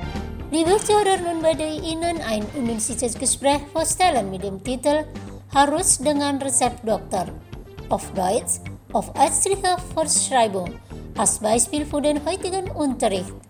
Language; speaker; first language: German; non-native, fluent; Indonesian